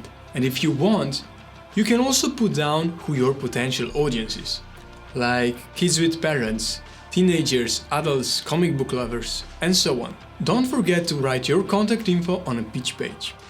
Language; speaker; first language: English; non-native, fluent; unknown